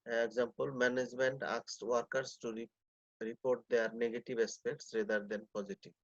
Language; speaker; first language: English; non-native, local second language; Bangla